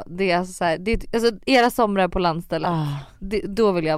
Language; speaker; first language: Swedish; native; Swedish